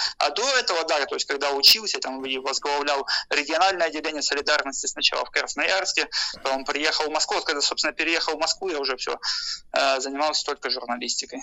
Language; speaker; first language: Russian; native; Russian